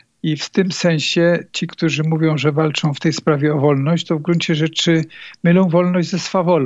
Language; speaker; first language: Polish; native; Polish